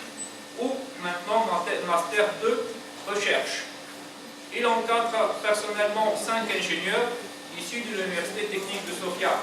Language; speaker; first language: French; non-native, fluent; Bulgarian